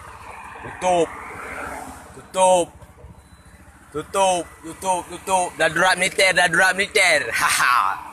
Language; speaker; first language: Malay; non-native, local second language; Achinese